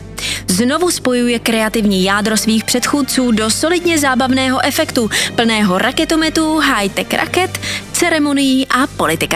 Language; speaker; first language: Czech; native; Czech